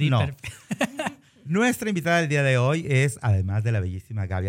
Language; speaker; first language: Spanish; native; Spanish